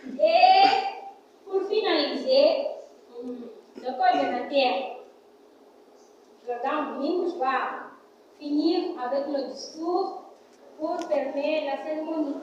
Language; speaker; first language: French; non-native, learner; Portuguese